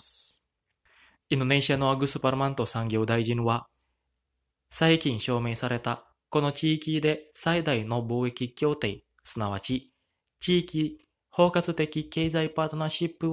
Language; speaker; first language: Japanese; non-native, fluent; Indonesian